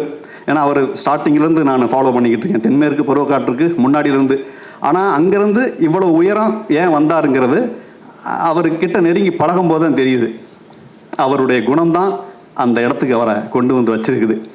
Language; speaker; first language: Tamil; native; Tamil